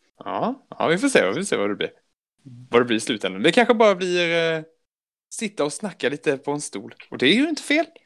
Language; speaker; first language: Swedish; native; Swedish